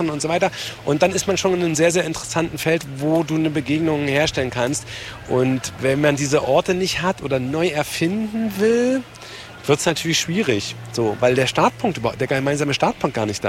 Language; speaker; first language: German; native; German